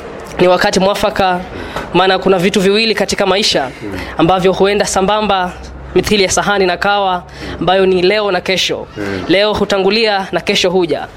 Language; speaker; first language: Swahili; native; Swahili